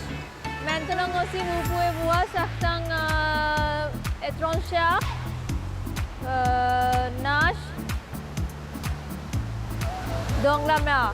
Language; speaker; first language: French; non-native, local second language; Sinhala